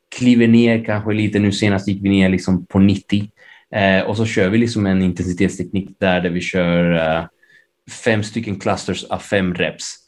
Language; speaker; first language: Swedish; early bilingual, other home language; Spanish